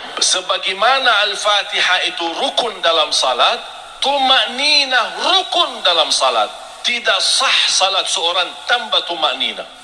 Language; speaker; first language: Indonesian; non-native, fluent; Arabic